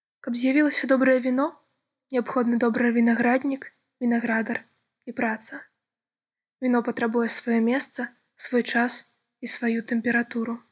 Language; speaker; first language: Belarusian; non-native, local second language; Russian